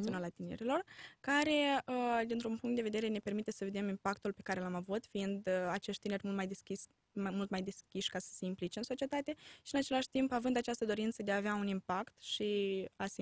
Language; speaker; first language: Romanian; native; Romanian